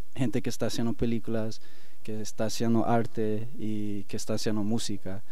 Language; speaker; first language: Spanish; early bilingual, heritage; Spanish